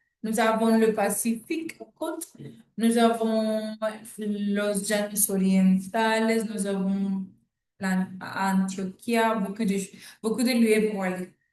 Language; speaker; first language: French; non-native, learner; Spanish